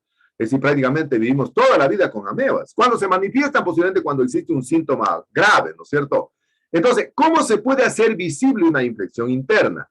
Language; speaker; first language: Spanish; native; Spanish